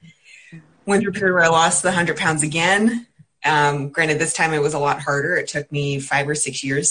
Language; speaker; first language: English; native; English